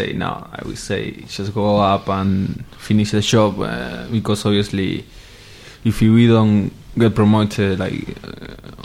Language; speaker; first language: English; non-native, fluent; Spanish